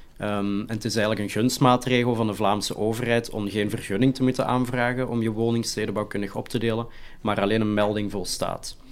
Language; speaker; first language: Dutch; native; Dutch